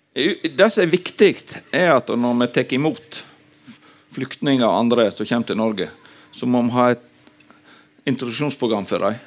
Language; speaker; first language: Norwegian; native; Norwegian